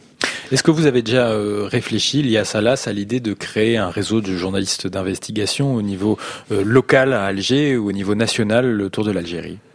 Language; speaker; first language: French; native; French